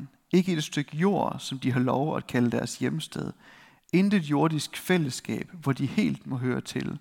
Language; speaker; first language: Danish; native; Danish